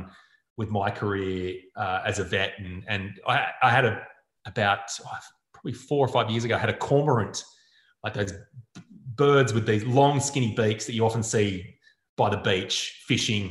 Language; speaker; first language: English; native; English